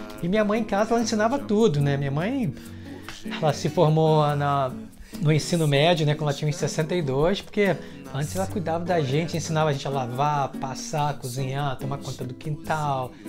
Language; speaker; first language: Portuguese; native; Portuguese